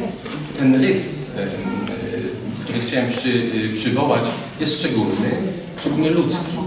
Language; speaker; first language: Polish; native; Polish